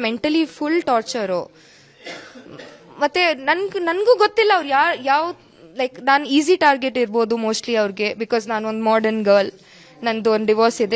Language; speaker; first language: Kannada; non-native, local second language; Kodava